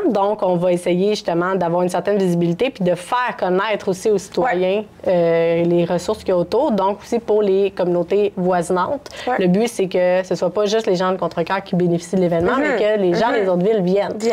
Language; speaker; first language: French; native; French